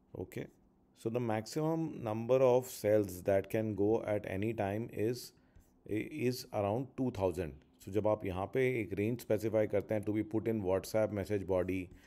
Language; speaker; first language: Hindi; native; Hindi